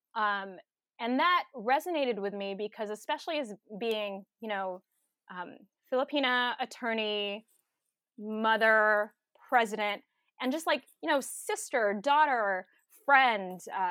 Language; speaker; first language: English; early bilingual, other home language; Filipino